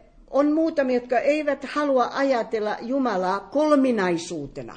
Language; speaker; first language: Finnish; native; Finnish